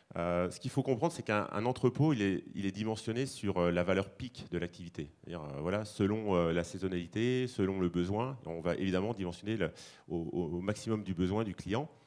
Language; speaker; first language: French; native; French